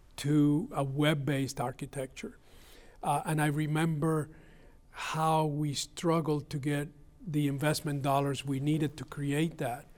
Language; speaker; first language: English; early bilingual, other home language; Spanish